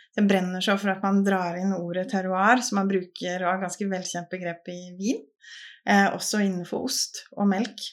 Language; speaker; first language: Norwegian; native; Norwegian